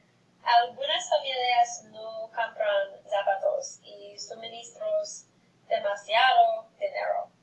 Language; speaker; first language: Spanish; non-native, learner; English